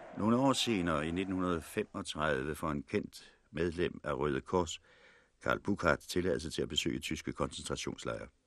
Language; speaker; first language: Danish; native; Danish